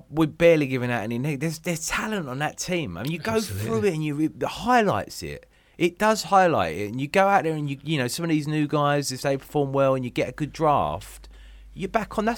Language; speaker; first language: English; native; English